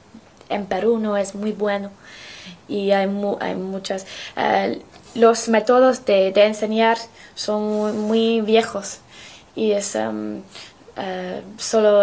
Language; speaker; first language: Spanish; non-native, learner; English